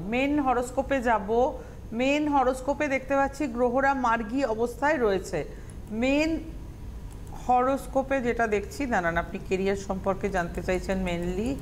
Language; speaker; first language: Bangla; native; Bangla